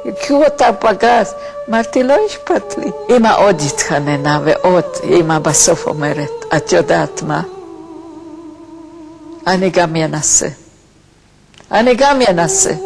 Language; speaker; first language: Hebrew; non-native, fluent; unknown